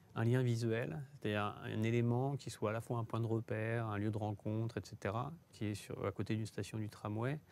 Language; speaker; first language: French; native; French